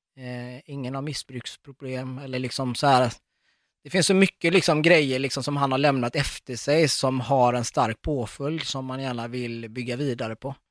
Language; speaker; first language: Swedish; early bilingual, other home language; Arabic